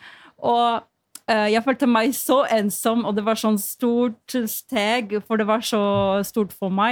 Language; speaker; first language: Norwegian; non-native, fluent; Polish